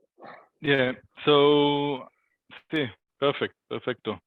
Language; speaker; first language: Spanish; non-native, learner; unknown